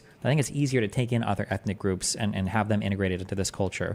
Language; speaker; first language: English; native; English